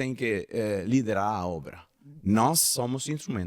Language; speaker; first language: Portuguese; non-native, learner; Spanish